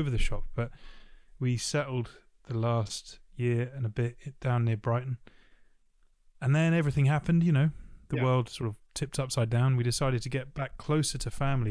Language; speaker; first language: English; native; English